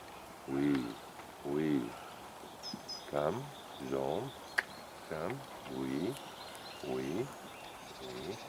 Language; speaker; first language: French; non-native, learner; German